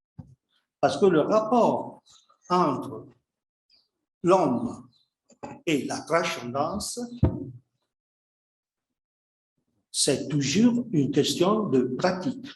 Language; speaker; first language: French; non-native, fluent; Italian